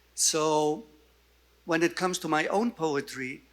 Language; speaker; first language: English; non-native, fluent; Icelandic